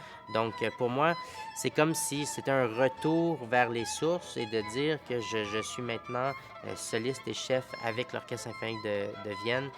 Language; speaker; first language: French; native; French